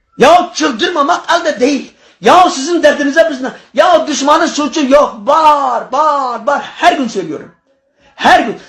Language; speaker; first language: Turkish; non-native, local second language; Kurdish